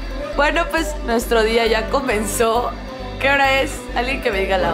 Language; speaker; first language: Spanish; native; Spanish